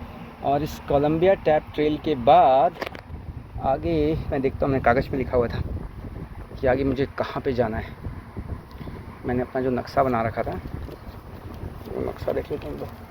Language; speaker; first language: Hindi; native; Hindi